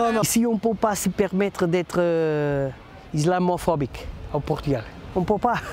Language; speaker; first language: French; non-native, fluent; Portuguese